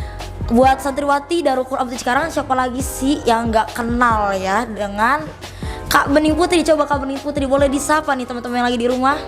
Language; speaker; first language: Indonesian; native; Indonesian